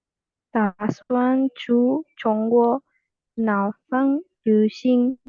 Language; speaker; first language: Chinese; non-native, learner; Spanish